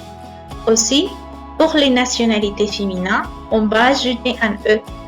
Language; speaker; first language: French; non-native, fluent; Spanish